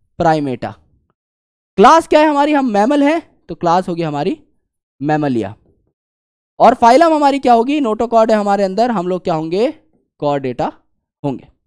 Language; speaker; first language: Hindi; native; Hindi